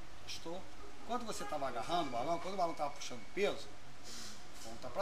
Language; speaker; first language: Portuguese; native; Portuguese